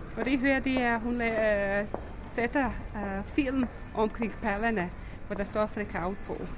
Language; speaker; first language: Danish; non-native, fluent; Bosnian